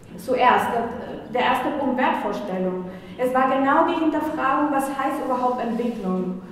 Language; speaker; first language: German; non-native, fluent; Spanish